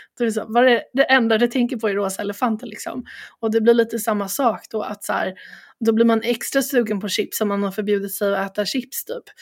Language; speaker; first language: Swedish; native; Swedish